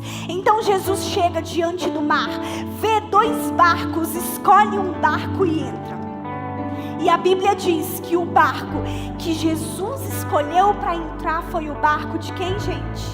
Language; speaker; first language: Portuguese; native; Portuguese